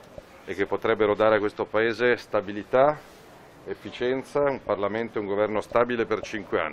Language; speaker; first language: Italian; native; Italian